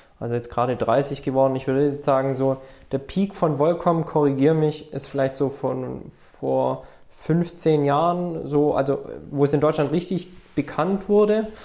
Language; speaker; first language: German; native; German